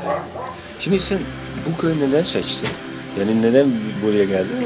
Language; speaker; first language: Turkish; non-native, fluent; Dutch